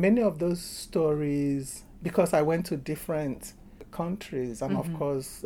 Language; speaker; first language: English; non-native, local second language; Igbo